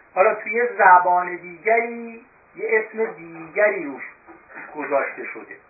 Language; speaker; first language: Persian; native; Persian